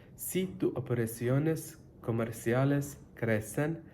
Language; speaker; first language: Spanish; non-native, learner; English